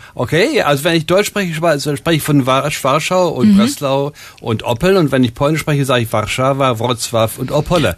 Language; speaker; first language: German; native; German